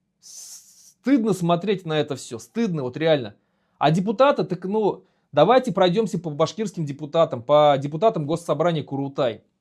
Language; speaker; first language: Russian; non-native, local second language; Bashkir